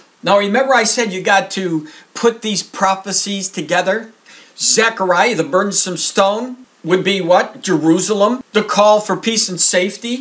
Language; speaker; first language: English; native; English